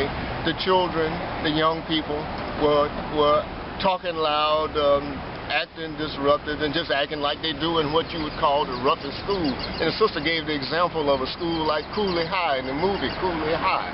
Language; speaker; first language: English; native; English